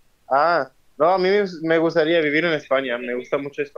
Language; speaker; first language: Spanish; early bilingual, heritage; Spanish